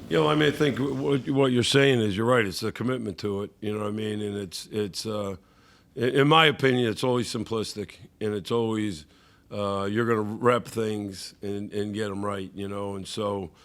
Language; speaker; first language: English; native; English